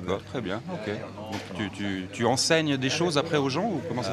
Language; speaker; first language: French; native; French